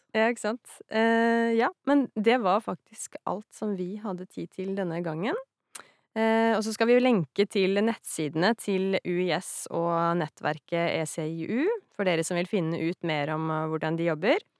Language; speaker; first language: Norwegian; native; Norwegian